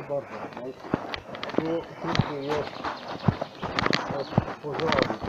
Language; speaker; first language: Polish; non-native, learner; Croatian